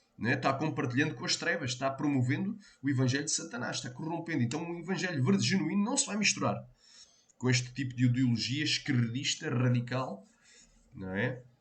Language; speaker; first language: Portuguese; native; Portuguese